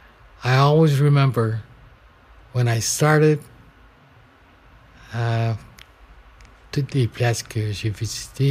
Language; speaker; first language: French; non-native, local second language; English